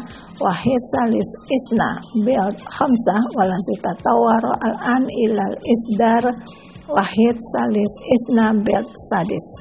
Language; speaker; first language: Arabic; non-native, fluent; Indonesian